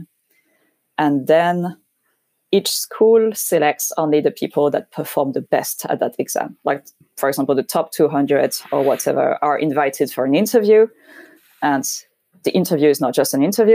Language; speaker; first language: English; non-native, fluent; French